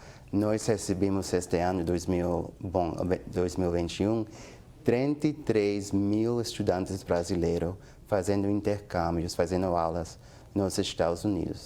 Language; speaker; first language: Portuguese; non-native, fluent; English